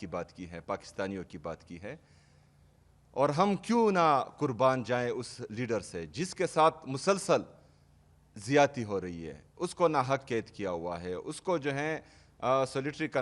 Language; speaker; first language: Urdu; non-native, local second language; Pashto